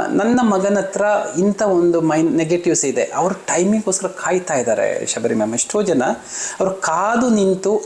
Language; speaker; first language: Kannada; non-native, local second language; Malayalam